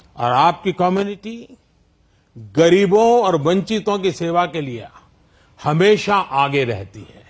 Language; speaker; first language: Hindi; non-native, local second language; Gujarati